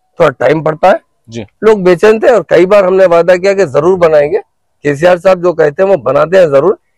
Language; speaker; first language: Hindi; non-native, local second language; Urdu